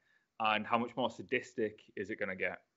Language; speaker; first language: English; native; English